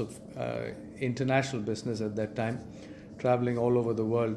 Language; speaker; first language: English; non-native, local second language; Tamil